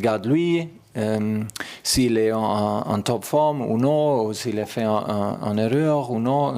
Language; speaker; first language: French; non-native, learner; German